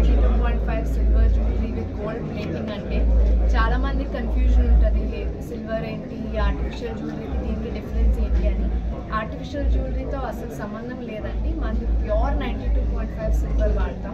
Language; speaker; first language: Telugu; native; Telugu